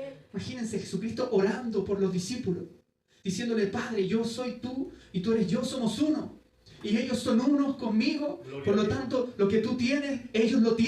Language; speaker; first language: Spanish; native; Spanish